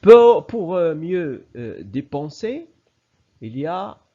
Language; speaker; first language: French; non-native, local second language; Arabic